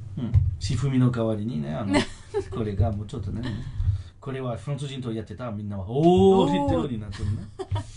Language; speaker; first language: Japanese; non-native, fluent; French